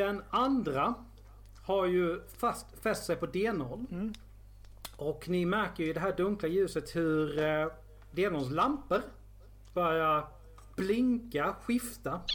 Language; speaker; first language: Swedish; native; Swedish